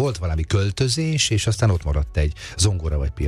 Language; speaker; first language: Hungarian; native; Hungarian